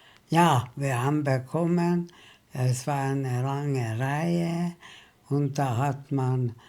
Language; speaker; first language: German; early bilingual, heritage; German